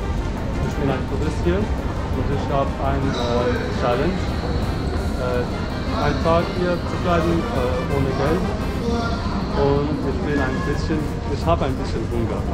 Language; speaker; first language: German; non-native, learner; Albanian